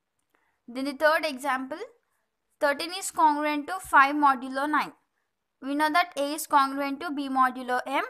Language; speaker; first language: English; non-native, local second language; Telugu